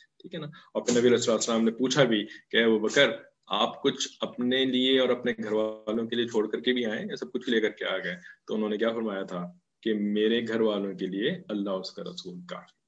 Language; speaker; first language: Urdu; native; Urdu